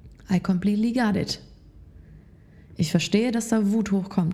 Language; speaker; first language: German; native; German